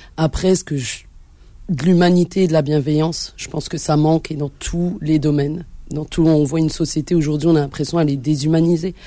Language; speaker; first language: French; early bilingual, other home language; Arabic